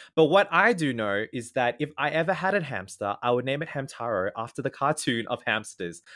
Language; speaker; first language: English; native; English